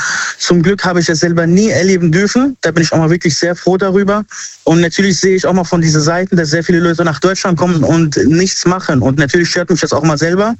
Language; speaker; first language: German; early bilingual, other home language; Arabic